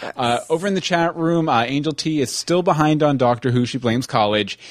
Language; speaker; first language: English; native; English